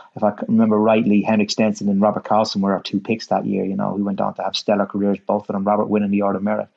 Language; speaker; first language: English; native; English